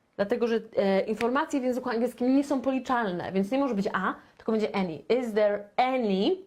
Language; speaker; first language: Polish; native; Polish